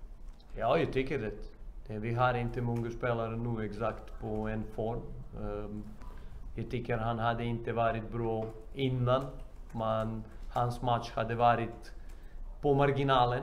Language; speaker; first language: Swedish; non-native, fluent; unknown